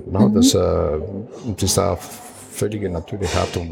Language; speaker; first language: German; non-native, fluent; Italian